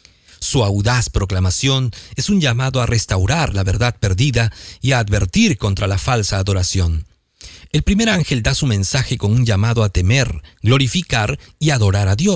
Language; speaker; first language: Spanish; native; Spanish